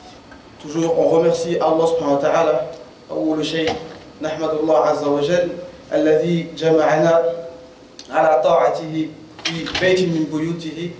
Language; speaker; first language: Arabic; non-native, fluent; French